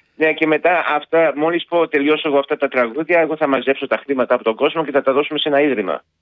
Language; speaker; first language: Greek; early bilingual, heritage; Greek